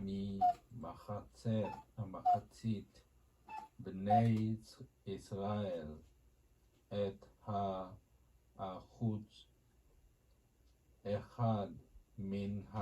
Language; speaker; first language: Hebrew; non-native, learner; Japanese